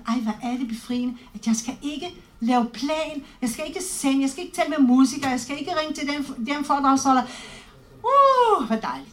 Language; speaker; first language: Danish; non-native, fluent; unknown